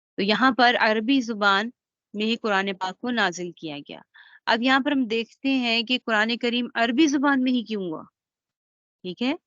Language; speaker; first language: Urdu; native; Urdu